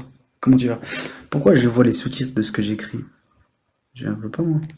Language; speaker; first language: French; native; French